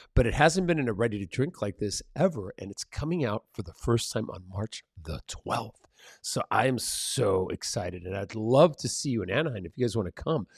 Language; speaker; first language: English; early bilingual, other home language; Spanish